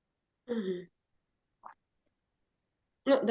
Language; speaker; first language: Russian; native; Russian